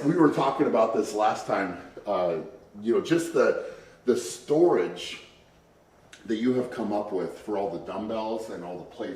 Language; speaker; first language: English; native; English